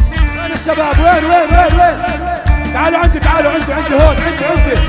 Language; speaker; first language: Arabic; native; Arabic